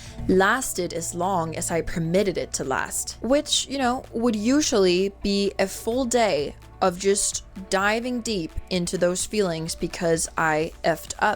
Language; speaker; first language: English; non-native, fluent; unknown